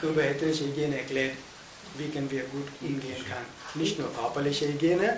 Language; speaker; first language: German; non-native, fluent; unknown